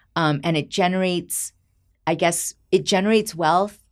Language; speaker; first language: English; native; English